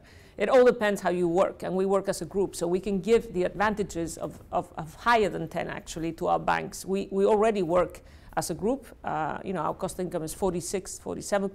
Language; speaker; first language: English; non-native, fluent; Spanish